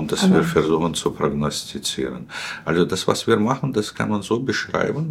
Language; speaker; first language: German; non-native, fluent; Russian